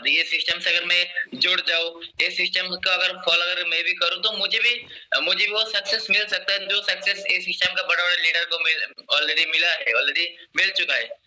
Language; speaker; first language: Hindi; non-native, local second language; Assamese